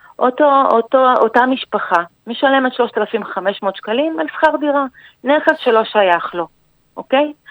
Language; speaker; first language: Hebrew; early bilingual, other home language; Spanish